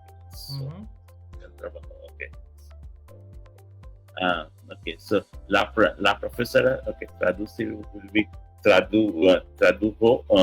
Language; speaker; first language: Spanish; non-native, learner; English